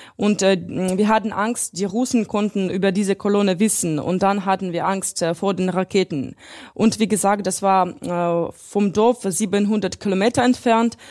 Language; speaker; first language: German; non-native, fluent; Russian